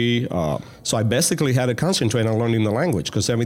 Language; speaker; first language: English; early bilingual, other home language; Spanish